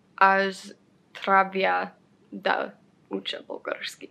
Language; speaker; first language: Bulgarian; non-native, learner; English